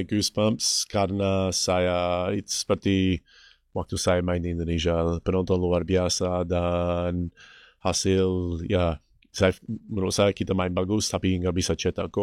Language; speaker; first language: Indonesian; non-native, fluent; English